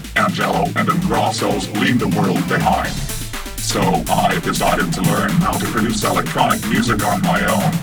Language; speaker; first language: English; non-native, fluent; Italian